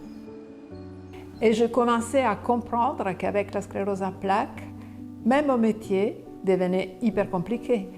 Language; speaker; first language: French; non-native, fluent; Italian